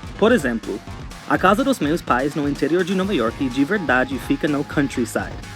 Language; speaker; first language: Portuguese; non-native, fluent; English